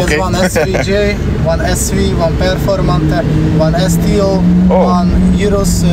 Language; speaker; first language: English; non-native, fluent; Hungarian